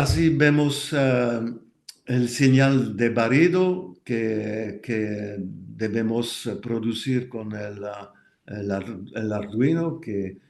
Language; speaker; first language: Spanish; non-native, fluent; French